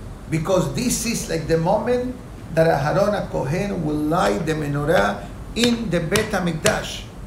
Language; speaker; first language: English; non-native, fluent; Spanish